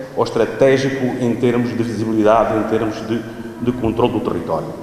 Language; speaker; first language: Portuguese; native; Portuguese